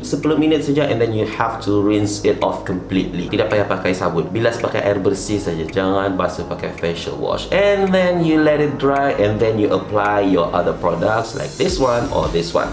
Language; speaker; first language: English; non-native, local second language; Malay